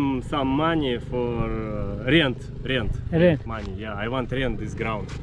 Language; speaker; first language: English; non-native, learner; Russian